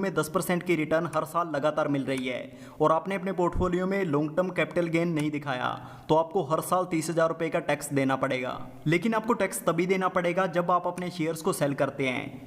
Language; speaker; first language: Hindi; native; Hindi